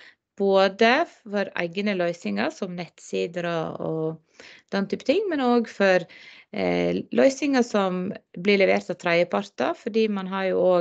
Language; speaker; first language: Norwegian; native; Norwegian